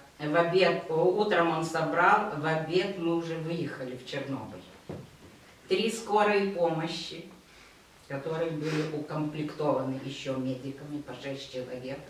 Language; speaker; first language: Russian; non-native, local second language; Ukrainian